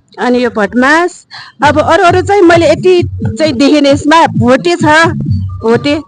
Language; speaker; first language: Nepali; non-native, local second language; Newari